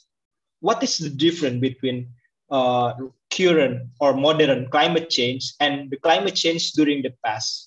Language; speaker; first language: English; non-native, fluent; Indonesian